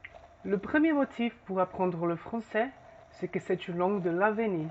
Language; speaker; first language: French; non-native, fluent; Portuguese